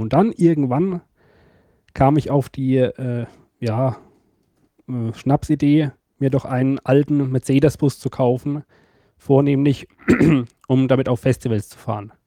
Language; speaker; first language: German; native; German